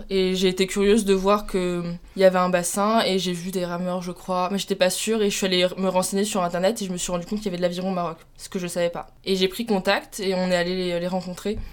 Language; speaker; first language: French; native; French